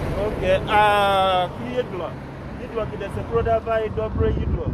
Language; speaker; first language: Czech; non-native, learner; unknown